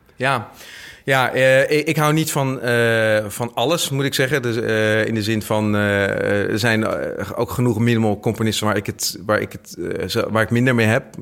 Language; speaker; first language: Dutch; native; Dutch